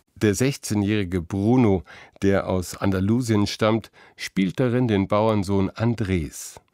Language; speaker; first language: German; native; German